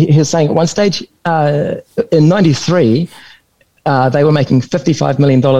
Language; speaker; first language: English; native; English